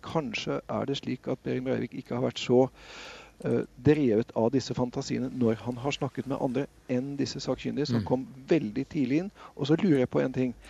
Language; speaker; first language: Norwegian; native; Norwegian